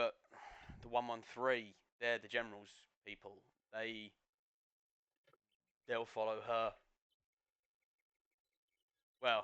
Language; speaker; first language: English; native; English